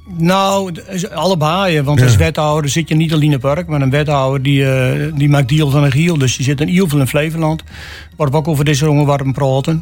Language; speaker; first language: Dutch; native; Dutch